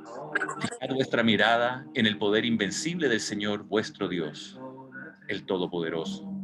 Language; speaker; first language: Spanish; native; Spanish